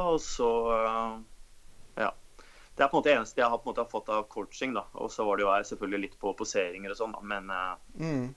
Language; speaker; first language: Norwegian; native; Norwegian